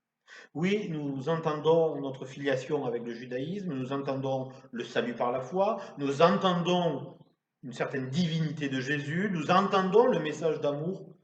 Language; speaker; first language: French; native; French